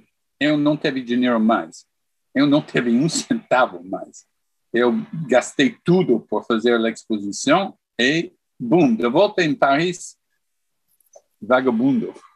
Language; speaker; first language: Portuguese; non-native, fluent; English